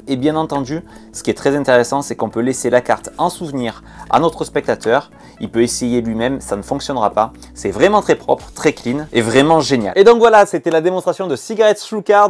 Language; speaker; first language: French; native; French